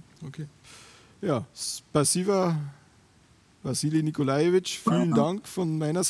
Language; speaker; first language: German; native; German